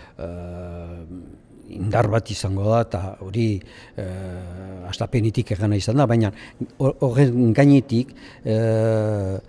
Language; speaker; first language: Basque; native; Basque